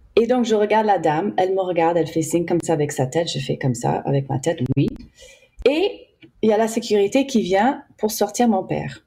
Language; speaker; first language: French; early bilingual, heritage; English